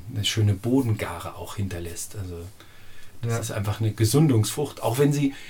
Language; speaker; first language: German; native; German